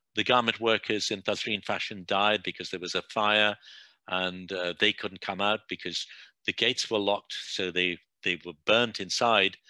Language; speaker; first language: English; non-native, local second language; Bangla